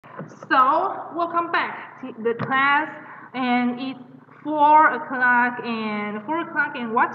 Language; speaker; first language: English; non-native, fluent; Chinese